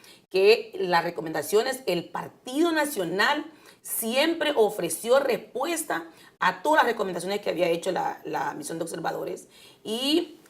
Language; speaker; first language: Spanish; native; Spanish